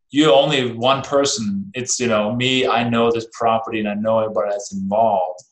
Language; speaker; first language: English; non-native, fluent; Danish